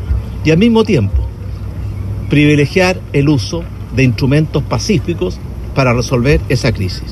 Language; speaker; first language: Spanish; native; Spanish